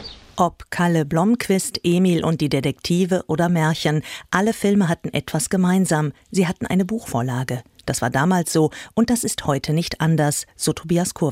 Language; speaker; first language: German; native; German